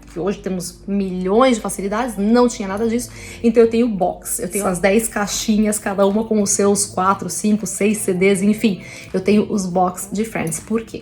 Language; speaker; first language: Portuguese; early bilingual, other home language; Italian